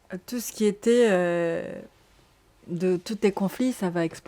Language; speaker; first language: French; non-native, learner; Japanese